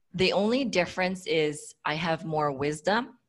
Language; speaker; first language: English; non-native, local second language; Filipino